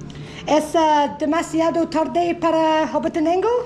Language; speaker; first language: Spanish; non-native, learner; English